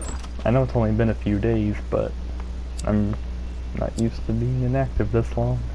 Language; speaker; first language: English; native; English